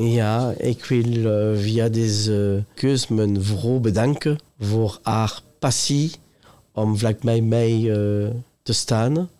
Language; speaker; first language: Dutch; non-native, local second language; French